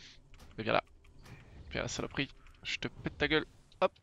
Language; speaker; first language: French; native; French